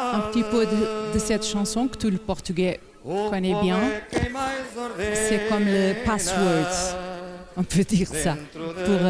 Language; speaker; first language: French; non-native, learner; Portuguese